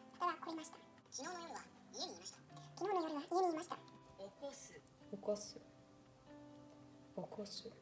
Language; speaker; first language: Japanese; non-native, learner; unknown